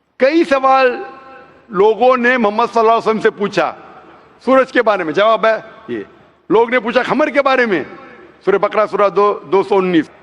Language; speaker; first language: Hindi; non-native, local second language; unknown